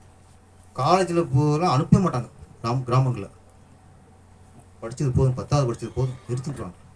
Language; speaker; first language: Tamil; native; Tamil